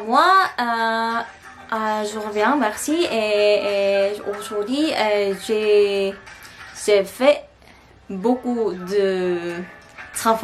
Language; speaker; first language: French; non-native, learner; Korean